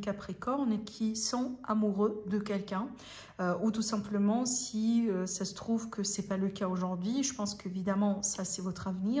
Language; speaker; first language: French; native; French